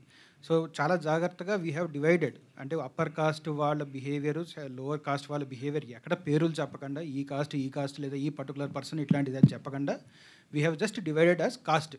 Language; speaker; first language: Telugu; native; Telugu